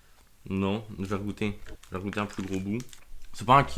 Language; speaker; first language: French; native; French